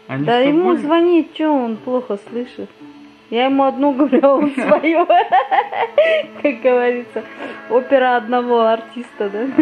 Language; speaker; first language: Russian; native; Russian